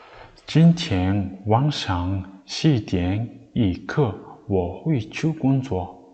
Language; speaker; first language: Chinese; non-native, fluent; Mongolian